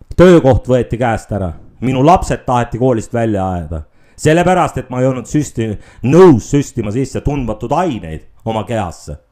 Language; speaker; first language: Estonian; non-native, local second language; Russian